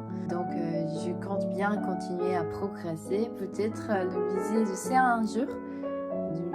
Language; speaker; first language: French; non-native, fluent; Japanese